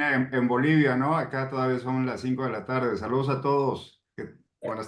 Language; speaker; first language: Spanish; native; Spanish